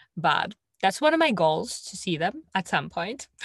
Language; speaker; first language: English; non-native, fluent; Finnish